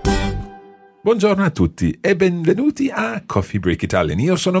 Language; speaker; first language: Italian; non-native, fluent; English